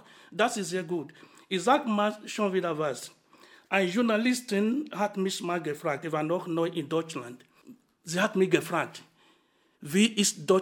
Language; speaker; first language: German; non-native, fluent; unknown